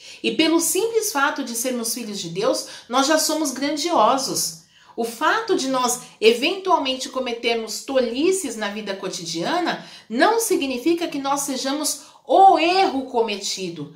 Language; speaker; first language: Portuguese; native; Portuguese